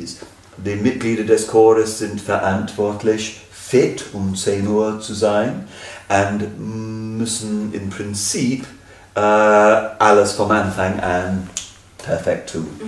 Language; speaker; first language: German; non-native, fluent; English